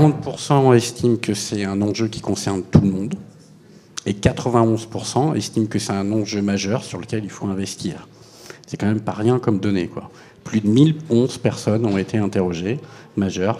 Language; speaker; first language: French; native; French